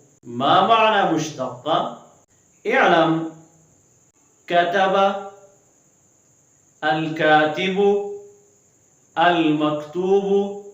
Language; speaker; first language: Arabic; non-native, fluent; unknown